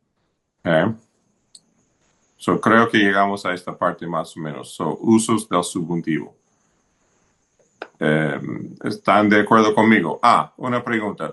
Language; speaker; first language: Spanish; non-native, fluent; English